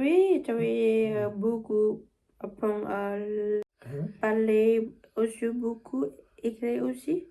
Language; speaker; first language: French; non-native, learner; Thai